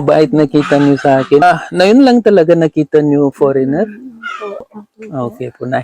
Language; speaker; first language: Filipino; non-native, learner; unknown